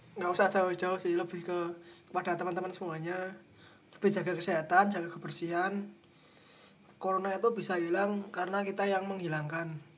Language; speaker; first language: Indonesian; non-native, local second language; Javanese